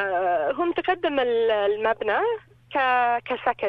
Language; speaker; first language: Arabic; non-native, learner; English